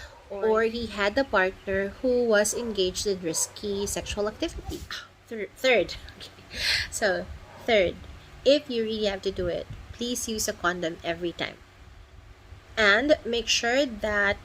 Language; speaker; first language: English; non-native, local second language; Filipino